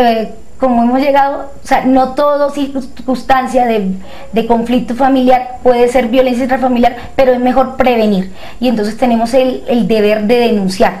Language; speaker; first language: Spanish; native; Spanish